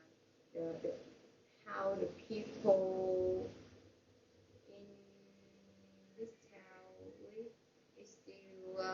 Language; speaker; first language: English; non-native, learner; Vietnamese